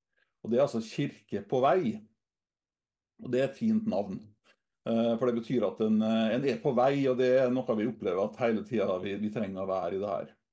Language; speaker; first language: Norwegian; native; Norwegian